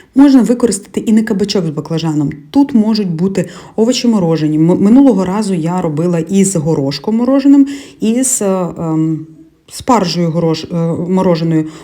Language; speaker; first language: Ukrainian; native; Ukrainian